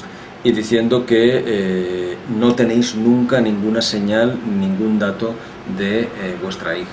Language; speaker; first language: Spanish; native; Spanish